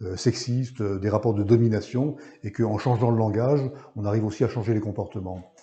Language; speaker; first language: French; native; French